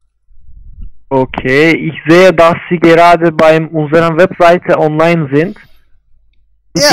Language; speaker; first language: German; non-native, learner; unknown